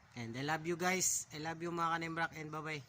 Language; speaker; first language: English; non-native, learner; Filipino